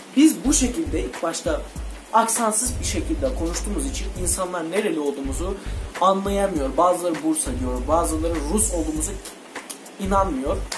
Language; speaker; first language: Turkish; non-native, fluent; Russian